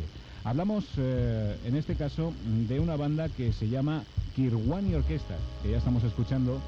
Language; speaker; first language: Spanish; native; Spanish